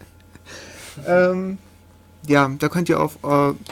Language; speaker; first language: German; native; German